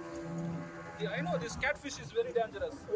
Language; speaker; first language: English; non-native, local second language; Tamil